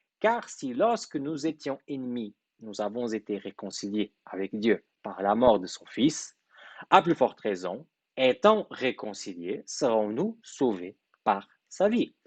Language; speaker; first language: French; non-native, fluent; Portuguese